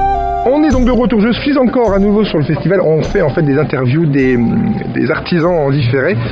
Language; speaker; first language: French; native; French